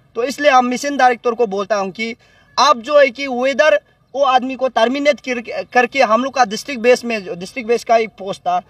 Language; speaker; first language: Hindi; non-native, local second language; Nyishi